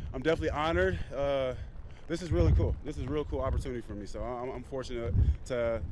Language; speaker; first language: English; native; English